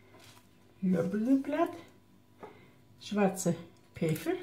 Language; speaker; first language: German; non-native, fluent; Russian